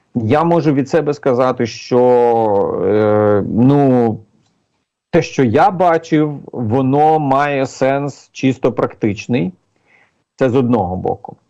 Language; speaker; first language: Ukrainian; native; Ukrainian